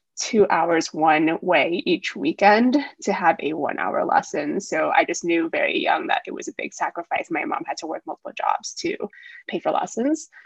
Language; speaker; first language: English; early bilingual, other home language; Wu Chinese